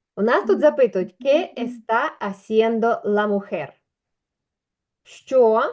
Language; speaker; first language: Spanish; non-native, fluent; Ukrainian